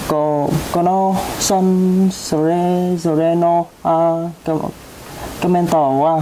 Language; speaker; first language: Japanese; non-native, learner; Vietnamese